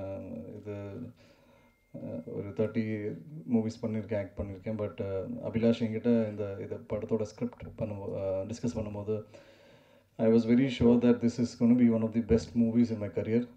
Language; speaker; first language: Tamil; non-native, learner; Malayalam